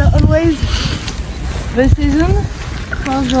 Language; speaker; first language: English; non-native, learner; French